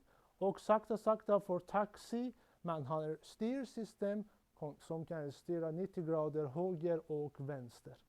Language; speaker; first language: Swedish; non-native, learner; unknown